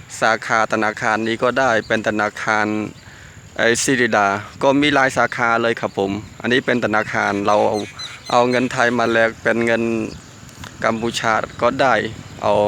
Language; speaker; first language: Thai; non-native, fluent; Khmer